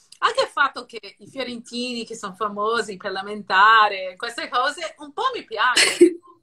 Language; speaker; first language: Italian; non-native, fluent; English